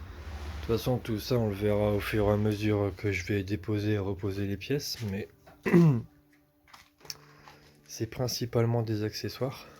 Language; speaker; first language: French; native; French